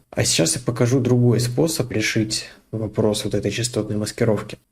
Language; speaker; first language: Russian; native; Russian